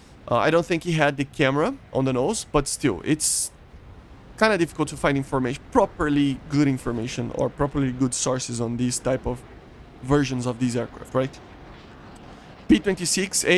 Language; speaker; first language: English; non-native, fluent; Portuguese